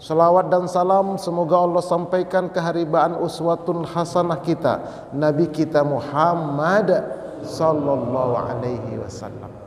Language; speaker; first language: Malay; non-native, local second language; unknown